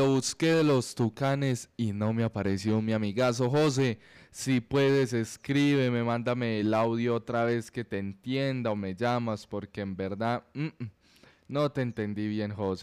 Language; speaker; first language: Spanish; native; Spanish